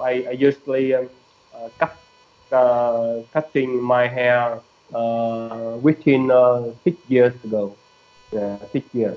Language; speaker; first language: English; non-native, learner; Vietnamese